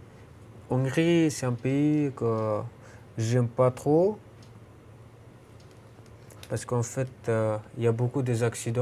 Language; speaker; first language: French; non-native, fluent; Romanian